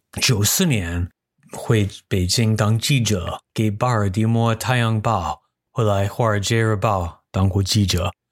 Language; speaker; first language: Chinese; non-native, fluent; English